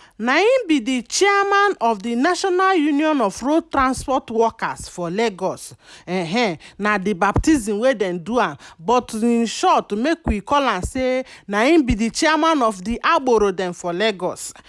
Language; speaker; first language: Nigerian Pidgin; native; Nigerian Pidgin